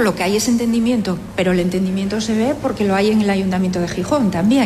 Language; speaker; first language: Spanish; native; Spanish